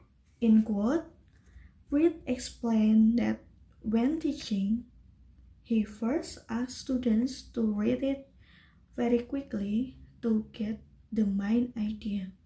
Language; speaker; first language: English; non-native, learner; Indonesian